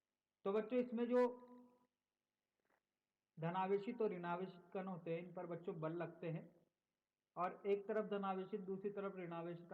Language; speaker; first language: Hindi; native; Hindi